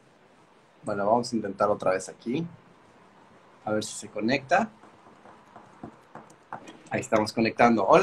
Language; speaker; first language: Spanish; native; Spanish